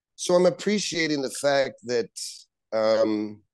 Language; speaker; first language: English; native; English